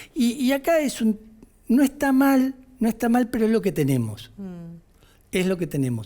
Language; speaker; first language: Spanish; native; Spanish